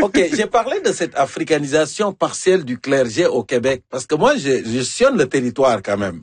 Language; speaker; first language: French; native; French